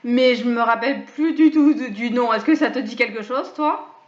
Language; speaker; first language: French; native; French